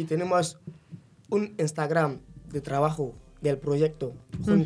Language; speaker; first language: Spanish; non-native, fluent; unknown